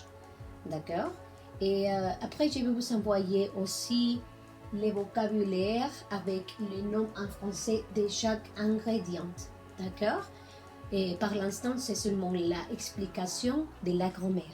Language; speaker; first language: French; non-native, learner; Spanish